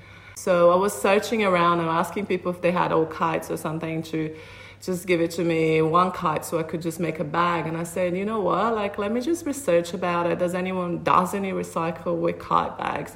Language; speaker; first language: English; non-native, fluent; Portuguese